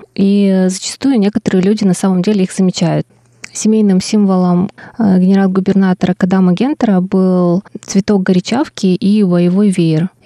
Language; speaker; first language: Russian; native; Russian